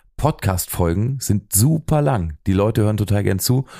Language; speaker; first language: German; native; German